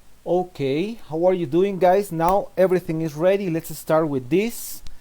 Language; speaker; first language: English; non-native, fluent; Spanish